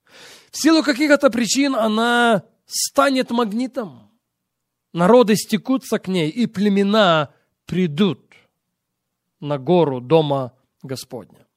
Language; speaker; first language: Russian; native; Russian